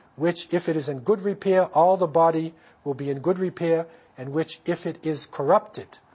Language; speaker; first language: English; native; English